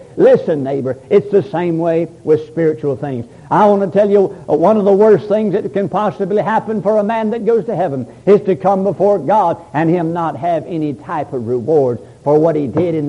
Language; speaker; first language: English; native; English